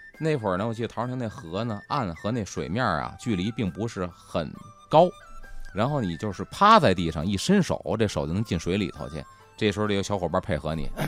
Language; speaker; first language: Chinese; native; Chinese